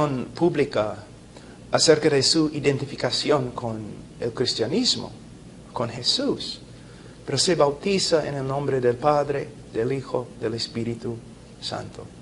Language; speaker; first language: Spanish; non-native, fluent; English